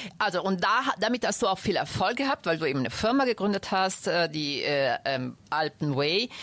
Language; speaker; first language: German; early bilingual, other home language; Italian